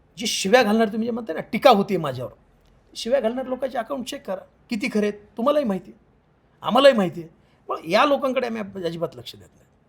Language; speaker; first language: Marathi; native; Marathi